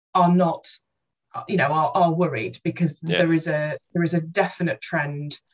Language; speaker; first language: English; native; English